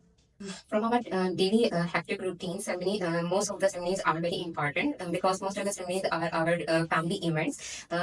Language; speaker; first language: English; non-native, learner; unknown